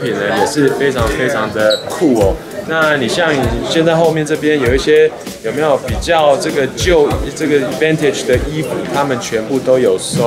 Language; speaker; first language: Chinese; native; Chinese